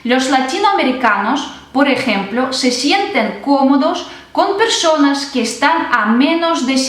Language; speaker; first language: Spanish; non-native, fluent; Russian